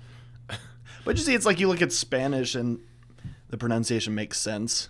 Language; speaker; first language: English; native; English